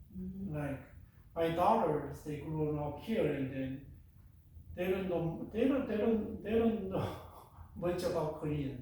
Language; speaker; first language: English; non-native, fluent; Korean